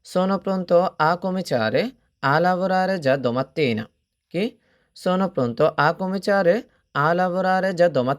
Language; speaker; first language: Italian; non-native, fluent; Bangla